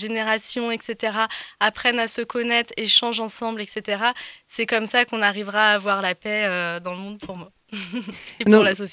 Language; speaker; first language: French; native; French